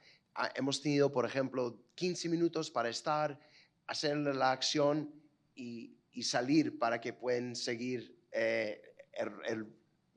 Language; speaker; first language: Spanish; non-native, fluent; English